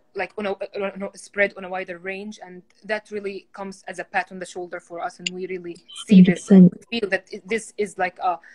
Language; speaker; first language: English; non-native, fluent; Arabic